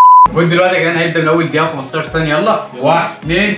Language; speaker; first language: Arabic; native; Arabic